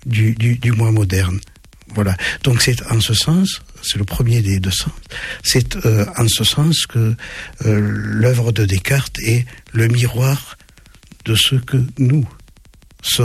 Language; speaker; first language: French; native; French